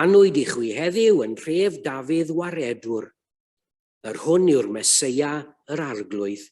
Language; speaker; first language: Welsh; native; Welsh